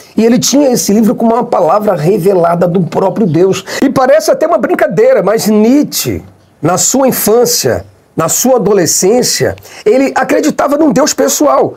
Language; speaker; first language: Portuguese; native; Portuguese